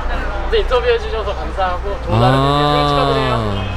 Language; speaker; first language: Korean; native; Korean